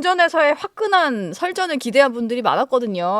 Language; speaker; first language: Korean; native; Korean